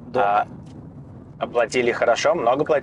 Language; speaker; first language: Russian; native; Russian